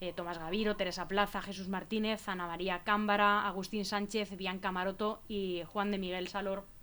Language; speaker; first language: Spanish; native; Spanish